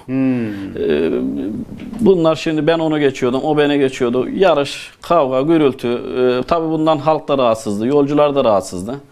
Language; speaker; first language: Turkish; native; Turkish